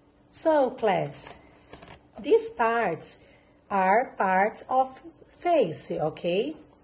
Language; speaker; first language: English; non-native, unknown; Portuguese